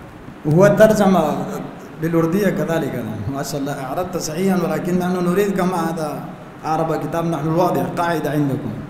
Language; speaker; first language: Arabic; non-native, fluent; Urdu